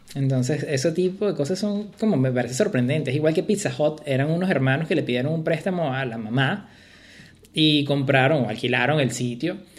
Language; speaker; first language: Spanish; native; Spanish